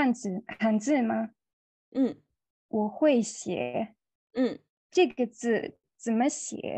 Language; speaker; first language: Chinese; non-native, learner; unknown